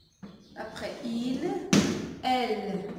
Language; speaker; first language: French; non-native, local second language; Arabic